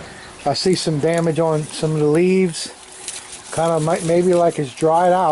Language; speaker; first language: English; native; English